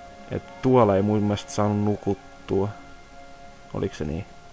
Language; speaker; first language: Finnish; native; Finnish